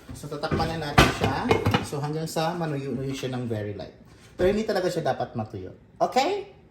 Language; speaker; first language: Filipino; non-native, local second language; Cebuano